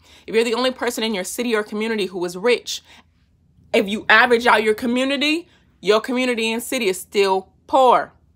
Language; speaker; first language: English; native; English